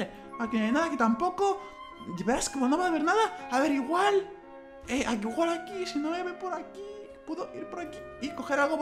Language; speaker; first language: Spanish; native; Spanish